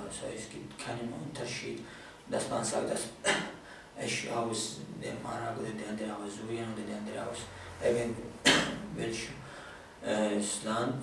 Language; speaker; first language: German; non-native, fluent; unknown